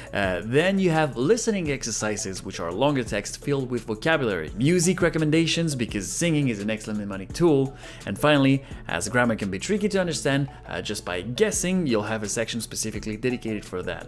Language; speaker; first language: English; non-native, fluent; Japanese